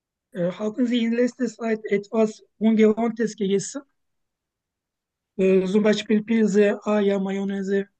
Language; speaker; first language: German; non-native, learner; Turkish